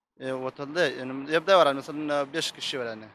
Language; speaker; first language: Turkish; non-native, learner; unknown